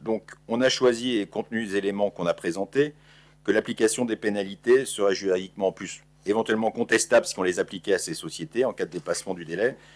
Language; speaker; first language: French; native; French